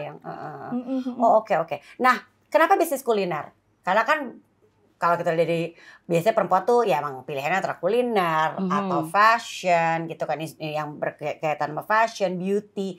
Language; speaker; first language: Indonesian; native; Indonesian